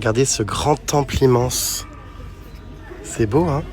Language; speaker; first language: French; native; French